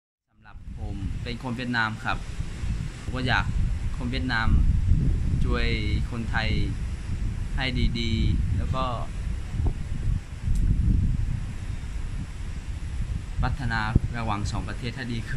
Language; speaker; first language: Thai; non-native, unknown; Vietnamese